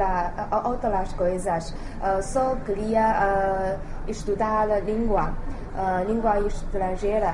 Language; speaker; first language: Portuguese; non-native, learner; Chinese